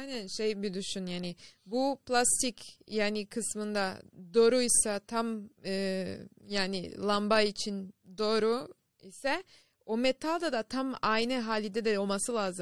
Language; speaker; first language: Turkish; non-native, learner; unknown